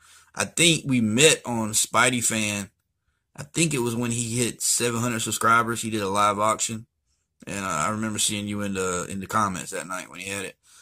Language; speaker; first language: English; native; English